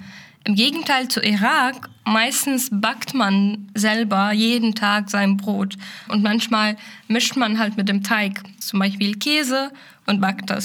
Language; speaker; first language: German; non-native, fluent; Arabic